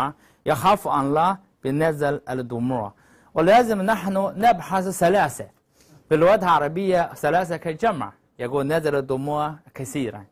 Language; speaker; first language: Arabic; non-native, learner; Chinese